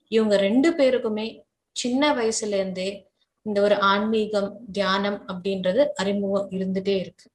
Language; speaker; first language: Tamil; native; Tamil